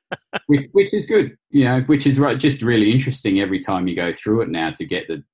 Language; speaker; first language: English; native; English